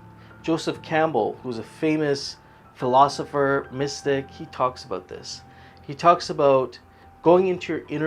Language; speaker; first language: English; native; English